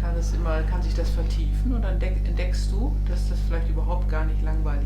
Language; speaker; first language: German; native; German